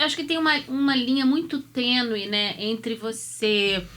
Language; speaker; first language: Portuguese; native; Portuguese